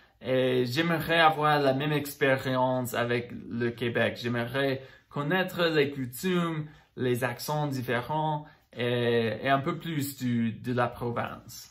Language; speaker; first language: French; non-native, fluent; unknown